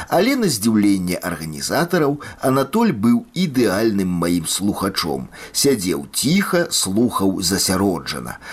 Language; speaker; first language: Belarusian; native; Belarusian